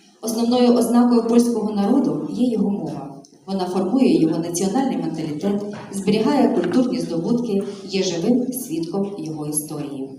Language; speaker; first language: Ukrainian; native; Ukrainian